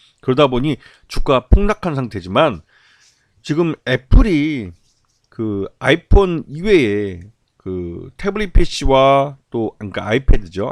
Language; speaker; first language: Korean; native; Korean